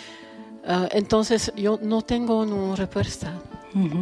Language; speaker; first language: Spanish; non-native, fluent; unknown